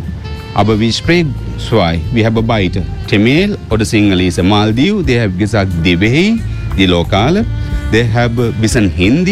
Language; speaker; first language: German; non-native, learner; Sinhala